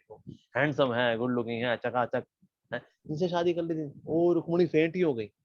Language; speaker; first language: Hindi; native; Hindi